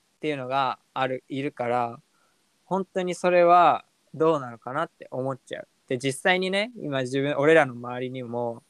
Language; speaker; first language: Japanese; native; Japanese